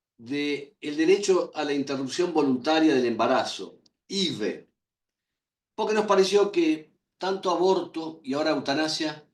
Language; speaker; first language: Spanish; native; Spanish